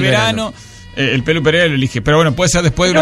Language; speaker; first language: Spanish; native; Spanish